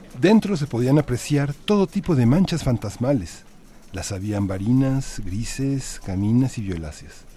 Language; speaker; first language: Spanish; native; Spanish